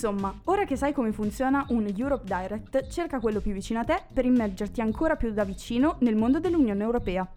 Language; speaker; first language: Italian; native; Italian